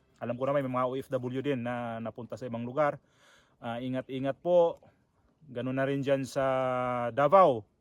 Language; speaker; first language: Filipino; native; Filipino